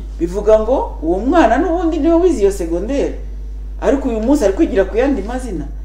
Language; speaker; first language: Kinyarwanda; native; Kinyarwanda